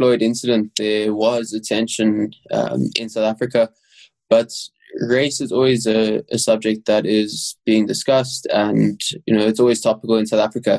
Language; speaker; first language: English; native; English